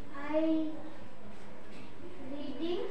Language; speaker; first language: English; non-native, learner; Hindi